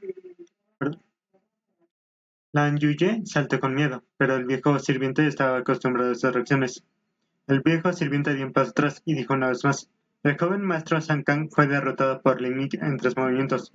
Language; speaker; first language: Spanish; native; Spanish